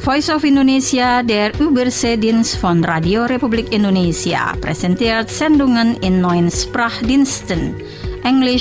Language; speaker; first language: German; non-native, fluent; Indonesian